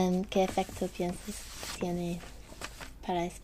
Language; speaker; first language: Spanish; non-native, learner; English